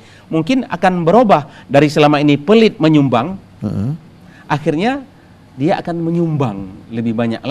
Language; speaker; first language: Indonesian; native; Indonesian